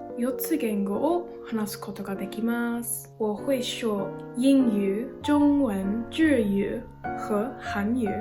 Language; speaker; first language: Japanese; non-native, learner; English